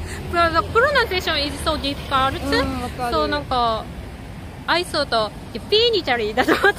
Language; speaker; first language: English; non-native, learner; Japanese